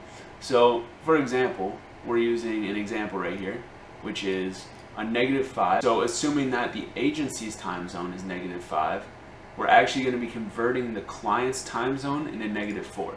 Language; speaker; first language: English; native; English